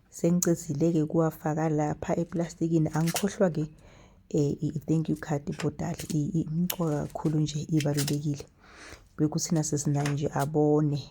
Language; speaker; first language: Zulu; non-native, local second language; Swati